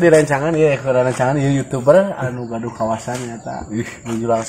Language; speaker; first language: Indonesian; non-native, local second language; Sundanese